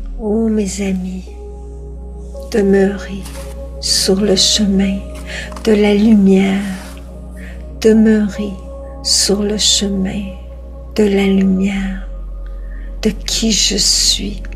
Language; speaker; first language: French; native; French